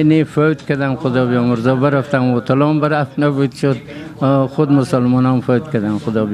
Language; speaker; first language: Persian; native; Persian